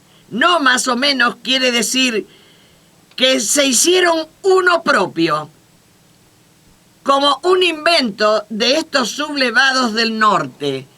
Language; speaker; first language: Spanish; native; Spanish